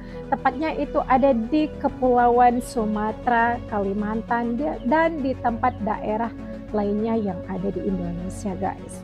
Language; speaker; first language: Indonesian; native; Indonesian